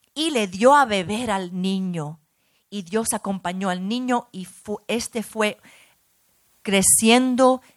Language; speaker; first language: Spanish; early bilingual, heritage; Spanish